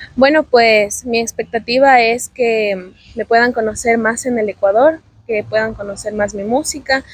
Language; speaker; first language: Spanish; native; Spanish